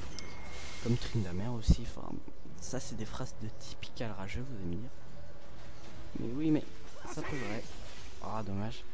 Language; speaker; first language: French; native; French